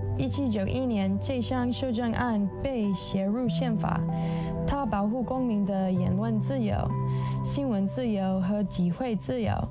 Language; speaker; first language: Chinese; non-native, fluent; English